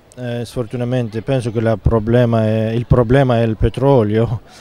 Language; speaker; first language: Italian; non-native, fluent; Arabic